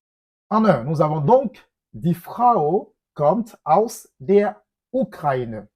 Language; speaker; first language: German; non-native, fluent; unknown